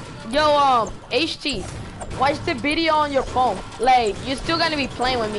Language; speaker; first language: English; early bilingual, other home language; Spanish